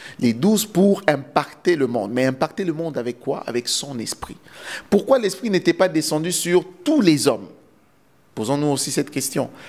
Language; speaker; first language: French; non-native, local second language; Lingala